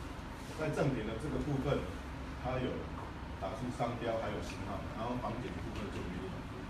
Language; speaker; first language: Chinese; native; Chinese